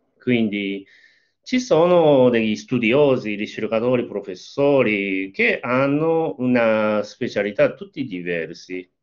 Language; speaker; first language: Italian; non-native, fluent; Japanese